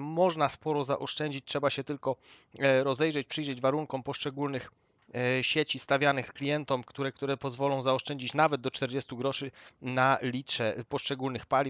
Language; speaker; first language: Polish; native; Polish